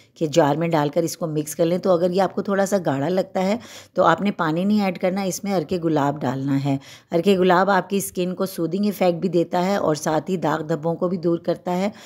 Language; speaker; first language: Hindi; native; Hindi